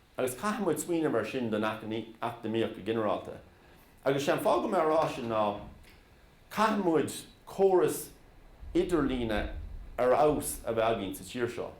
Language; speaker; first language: Irish; native; Irish